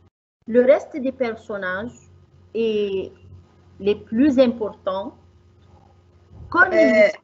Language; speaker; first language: French; non-native, fluent; Arabic